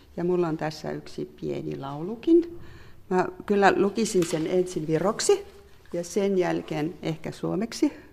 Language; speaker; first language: Finnish; non-native, fluent; Estonian